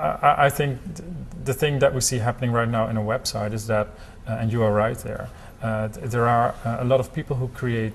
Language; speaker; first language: English; non-native, fluent; Dutch